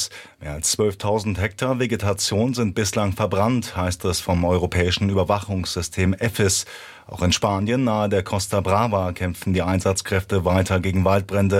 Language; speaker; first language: German; native; German